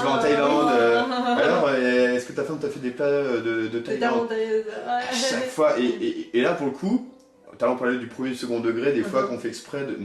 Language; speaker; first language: French; native; French